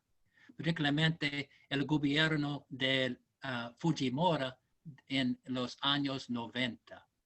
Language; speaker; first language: Spanish; non-native, learner; English